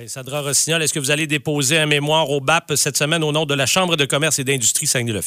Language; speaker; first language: French; native; French